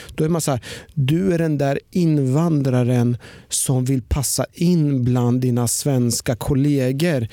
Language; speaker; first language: Swedish; early bilingual, other home language; Persian